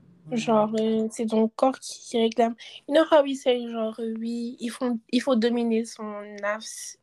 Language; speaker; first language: French; non-native, local second language; Wolof